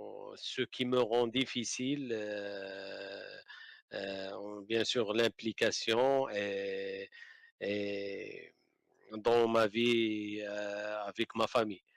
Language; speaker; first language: French; non-native, learner; Arabic